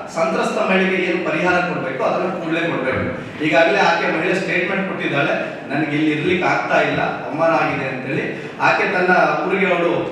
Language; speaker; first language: Kannada; non-native, local second language; Lambadi